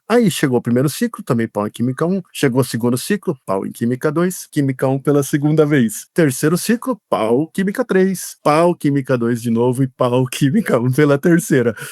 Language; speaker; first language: Portuguese; native; Portuguese